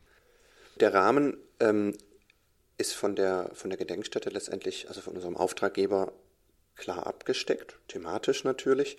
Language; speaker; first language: German; native; German